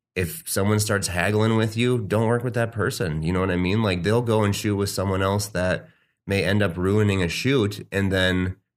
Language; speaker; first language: English; native; English